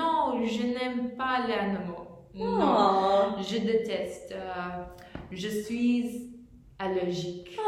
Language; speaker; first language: French; non-native, learner; English